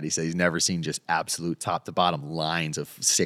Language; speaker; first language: English; native; English